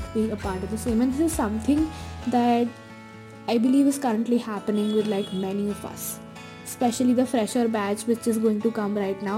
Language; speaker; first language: English; non-native, local second language; Hindi